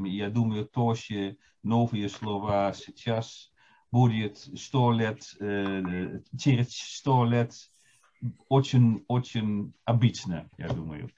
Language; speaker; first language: Russian; non-native, fluent; Dutch